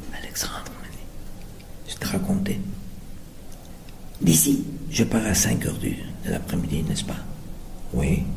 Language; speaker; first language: French; non-native, fluent; Spanish